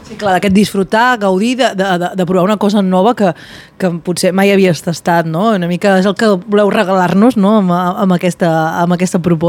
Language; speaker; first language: Catalan; native; Catalan